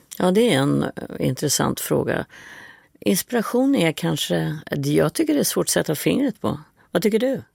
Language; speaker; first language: Swedish; native; Swedish